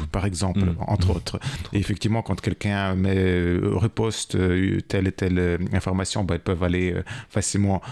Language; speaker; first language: French; non-native, fluent; Ukrainian